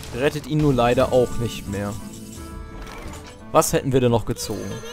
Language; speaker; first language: German; native; German